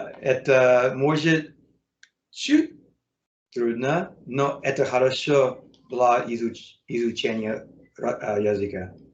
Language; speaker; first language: Russian; non-native, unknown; English